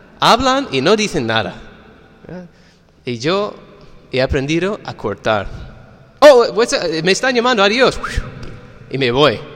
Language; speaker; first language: Spanish; non-native, fluent; English